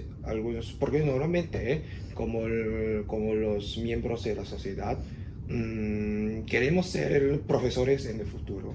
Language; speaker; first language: Spanish; non-native, learner; Cantonese